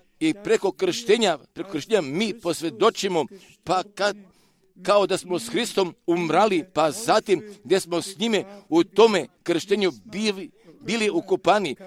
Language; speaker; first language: Croatian; non-native, fluent; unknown